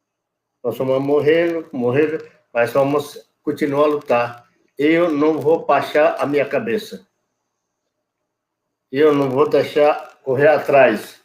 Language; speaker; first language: Portuguese; non-native, local second language; Yanomámi